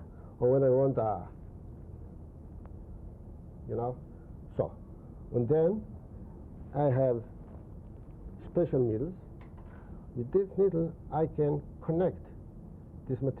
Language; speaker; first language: English; non-native, learner; Spanish